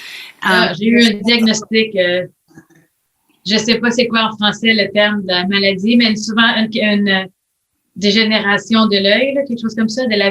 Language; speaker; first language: French; native; French